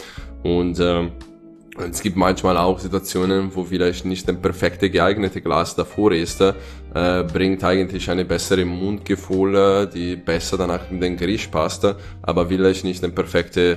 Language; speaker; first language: German; non-native, fluent; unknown